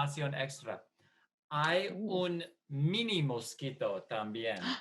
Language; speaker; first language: Spanish; non-native, fluent; English